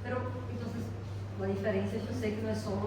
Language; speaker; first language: Spanish; non-native, learner; Portuguese